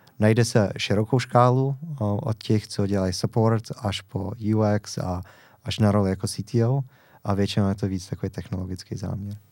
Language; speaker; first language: Czech; non-native, fluent; English